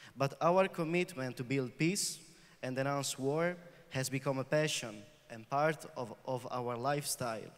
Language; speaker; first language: English; non-native, fluent; Italian